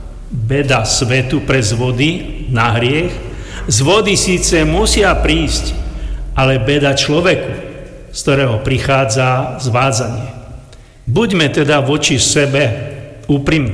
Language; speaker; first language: Slovak; native; Slovak